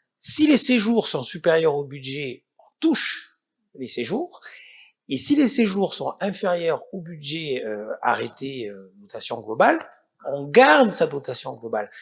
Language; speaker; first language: French; native; French